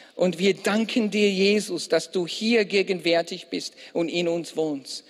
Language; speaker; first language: German; non-native, fluent; English